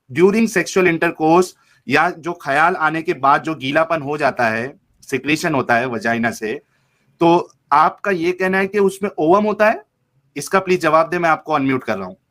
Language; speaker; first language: Hindi; native; Hindi